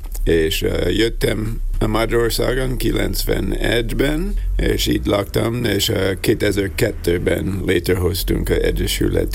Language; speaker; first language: Hungarian; non-native, learner; English